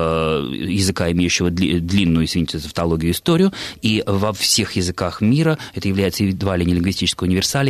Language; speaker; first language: Russian; native; Russian